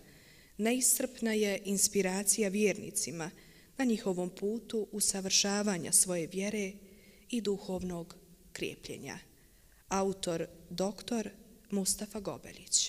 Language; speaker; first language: Bosnian; native; Bosnian